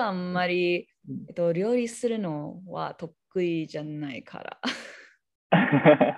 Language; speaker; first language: Japanese; non-native, learner; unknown